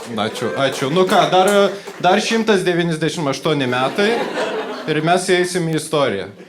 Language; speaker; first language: Lithuanian; non-native, local second language; Polish